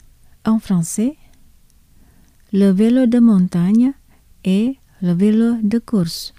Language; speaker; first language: French; non-native, fluent; Indonesian